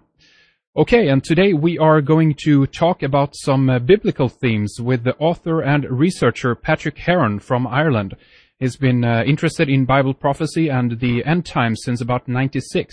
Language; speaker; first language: English; non-native, fluent; Swedish